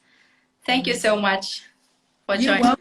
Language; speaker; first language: English; non-native, fluent; Kazakh